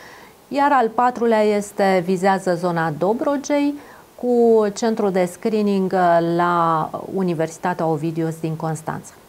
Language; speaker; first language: Romanian; native; Romanian